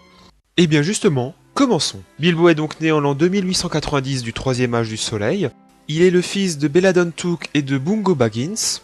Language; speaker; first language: French; native; French